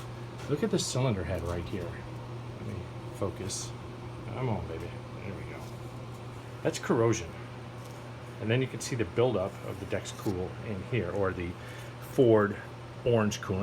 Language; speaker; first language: English; native; English